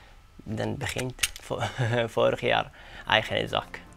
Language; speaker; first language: Dutch; non-native, learner; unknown